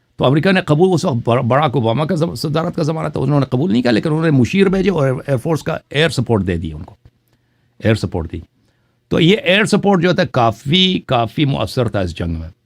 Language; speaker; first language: Urdu; non-native, fluent; Persian